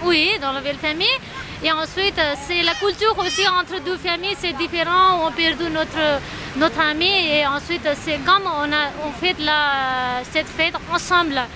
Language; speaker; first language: French; non-native, learner; Nepali